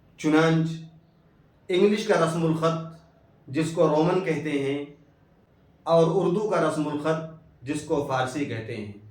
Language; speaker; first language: Urdu; native; Urdu